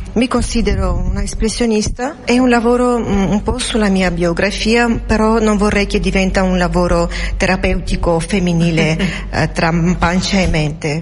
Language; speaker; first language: Italian; non-native, fluent; Armenian